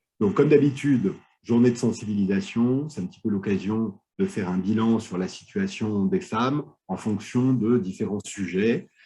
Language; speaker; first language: French; native; French